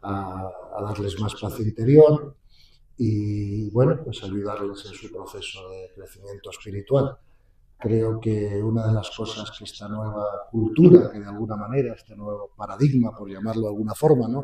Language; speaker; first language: Spanish; native; Spanish